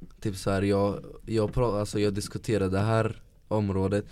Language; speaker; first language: Swedish; non-native, fluent; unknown